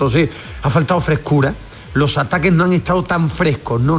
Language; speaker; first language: Spanish; native; Spanish